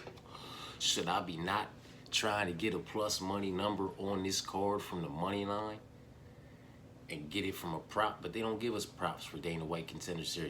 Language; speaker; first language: English; native; English